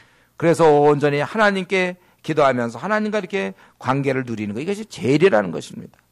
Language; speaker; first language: Korean; native; Korean